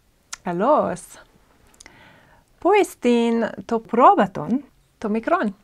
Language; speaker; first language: Greek; non-native, fluent; English